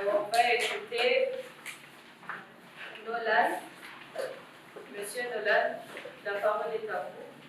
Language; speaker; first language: French; non-native, local second language; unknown